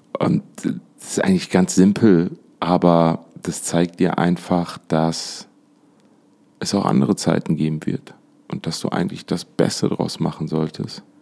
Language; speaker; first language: German; native; German